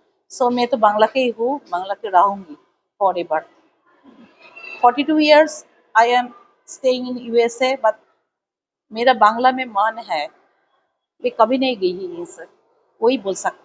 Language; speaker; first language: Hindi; non-native, local second language; Bangla